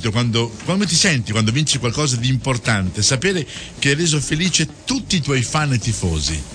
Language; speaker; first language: Italian; native; Italian